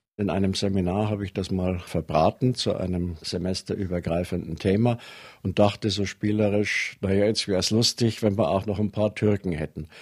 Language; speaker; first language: German; native; German